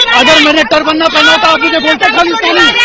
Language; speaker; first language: Hindi; non-native, local second language; Punjabi